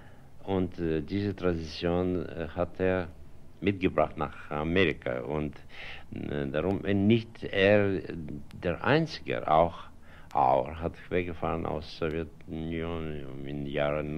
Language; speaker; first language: German; non-native, fluent; Russian